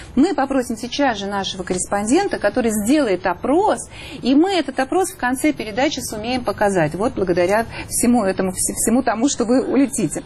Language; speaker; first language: Russian; native; Russian